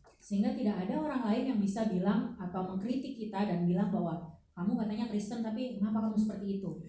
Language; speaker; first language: Indonesian; native; Indonesian